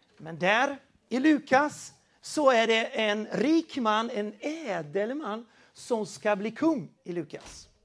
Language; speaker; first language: Swedish; non-native, fluent; Portuguese